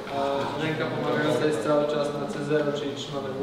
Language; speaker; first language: Polish; native; Polish